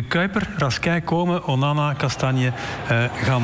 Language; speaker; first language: Dutch; native; Dutch